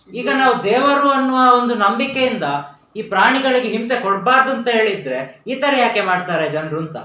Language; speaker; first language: Kannada; native; Kannada